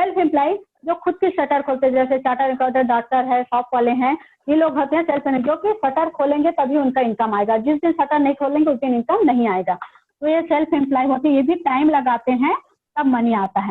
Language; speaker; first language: Hindi; native; Hindi